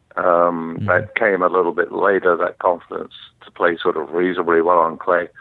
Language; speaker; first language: English; native; English